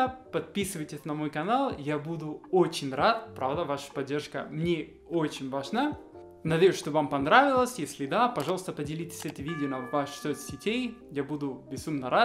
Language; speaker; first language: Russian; non-native, fluent; Spanish